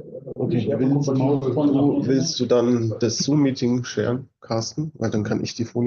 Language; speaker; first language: German; native; German